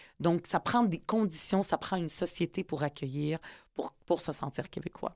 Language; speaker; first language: French; early bilingual, other home language; Arabic